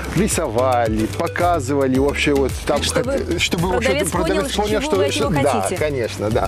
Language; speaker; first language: Russian; non-native, fluent; Arabic